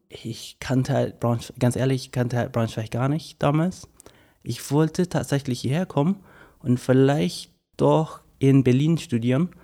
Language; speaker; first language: German; non-native, fluent; English